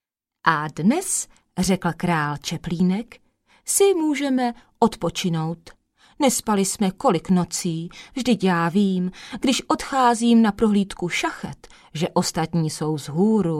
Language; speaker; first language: Czech; native; Czech